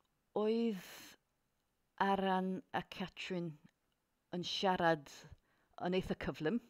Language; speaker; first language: Welsh; non-native, learner; English